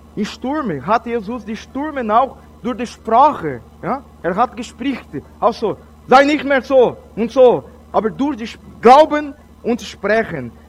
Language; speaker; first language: German; non-native, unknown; Portuguese